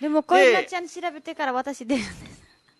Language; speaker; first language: Japanese; non-native, learner; Nepali